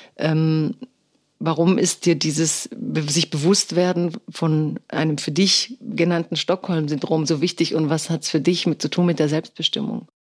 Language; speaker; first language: German; early bilingual, other home language; Croatian